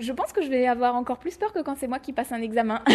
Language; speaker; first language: French; native; French